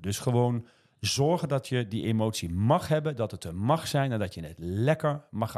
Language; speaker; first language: Dutch; native; Dutch